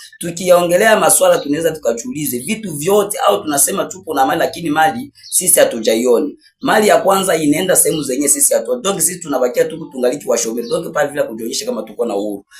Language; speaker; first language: Swahili; native; Swahili